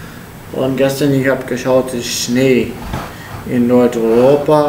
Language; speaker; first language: German; non-native, learner; Italian